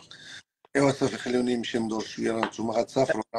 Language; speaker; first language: Arabic; native; Arabic